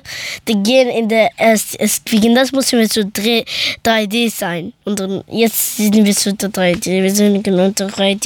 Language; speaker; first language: German; early bilingual, other home language; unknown